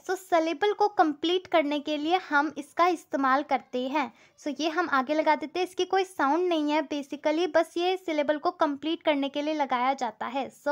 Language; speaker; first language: Hindi; native; Hindi